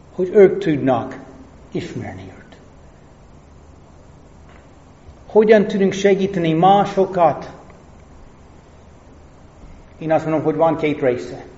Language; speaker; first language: Hungarian; non-native, fluent; English